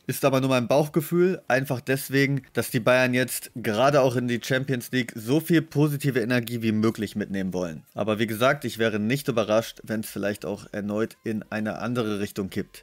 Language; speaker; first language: German; native; German